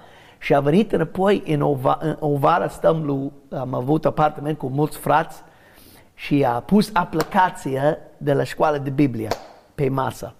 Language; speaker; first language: Romanian; non-native, learner; English